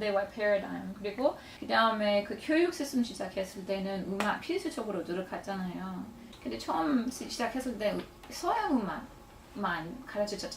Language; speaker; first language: Korean; non-native, fluent; English